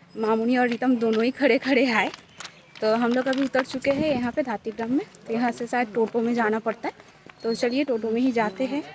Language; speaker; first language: Hindi; non-native, local second language; Bangla